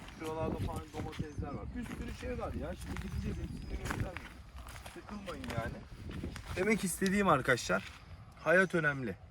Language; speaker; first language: Turkish; early bilingual, heritage; Turkish